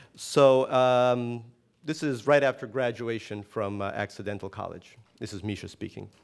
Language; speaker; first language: English; non-native, fluent; Russian